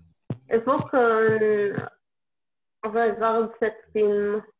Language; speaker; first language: French; non-native, learner; English